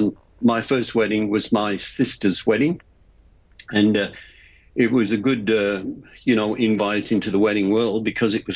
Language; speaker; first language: English; native; English